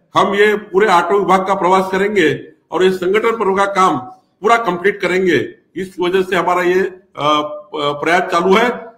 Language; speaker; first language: Hindi; non-native, local second language; Marathi